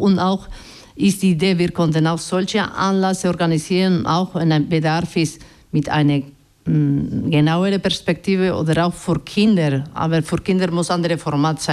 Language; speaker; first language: German; non-native, learner; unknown